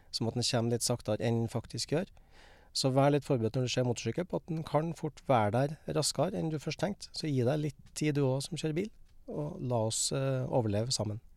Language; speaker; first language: Norwegian; native; Norwegian